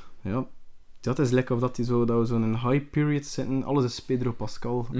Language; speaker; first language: Dutch; native; Dutch